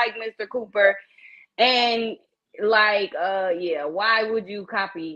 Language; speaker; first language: English; native; English